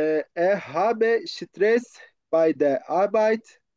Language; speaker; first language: German; non-native, learner; Turkish